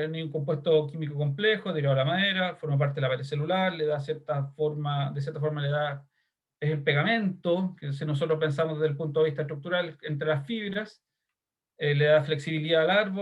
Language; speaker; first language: Spanish; native; Spanish